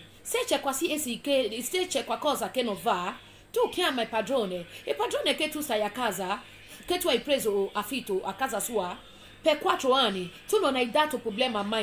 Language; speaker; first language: Italian; non-native, fluent; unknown